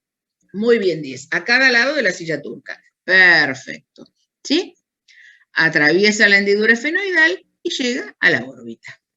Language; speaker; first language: Spanish; native; Spanish